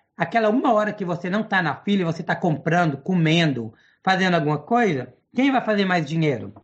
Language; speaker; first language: Portuguese; non-native, fluent; English